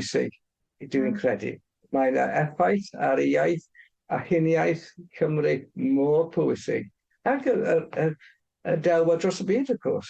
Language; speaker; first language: Welsh; non-native, fluent; English